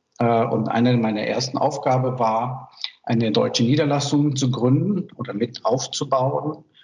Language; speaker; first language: German; early bilingual, other home language; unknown